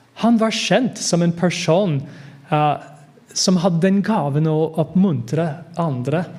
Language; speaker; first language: Norwegian; non-native, fluent; English